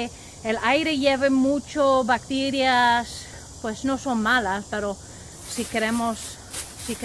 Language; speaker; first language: Spanish; non-native, learner; English